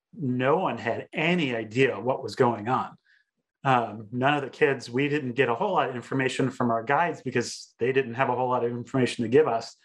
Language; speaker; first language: English; native; English